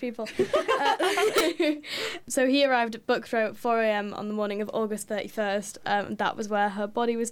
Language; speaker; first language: English; native; English